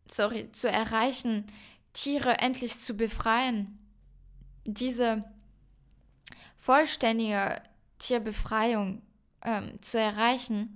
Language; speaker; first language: German; non-native, fluent; French